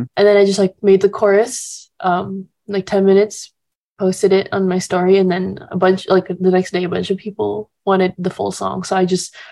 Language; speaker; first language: English; early bilingual, other home language; Indonesian